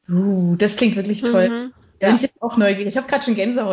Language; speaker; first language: German; native; German